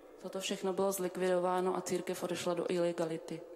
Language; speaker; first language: Czech; non-native, fluent; Ukrainian